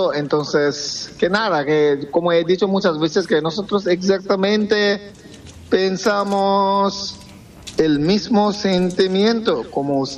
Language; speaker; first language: Spanish; non-native, fluent; Bangla